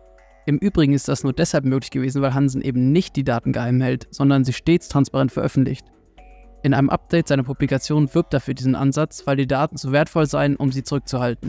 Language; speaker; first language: German; native; German